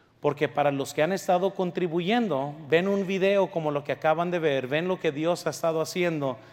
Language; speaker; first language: Spanish; early bilingual, heritage; Spanish